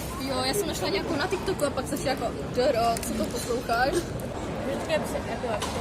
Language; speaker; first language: Czech; non-native, learner; Ukrainian